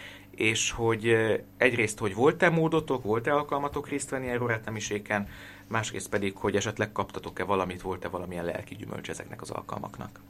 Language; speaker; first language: Hungarian; native; Hungarian